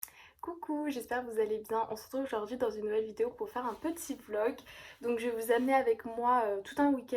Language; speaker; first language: French; native; French